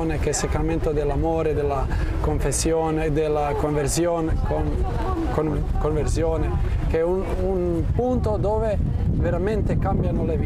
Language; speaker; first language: Italian; non-native, fluent; Croatian